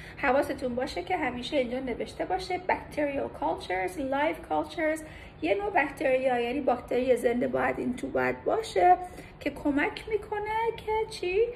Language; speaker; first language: Persian; early bilingual, heritage; Persian